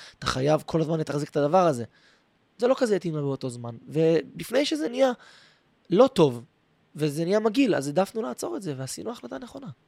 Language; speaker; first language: Hebrew; native; Hebrew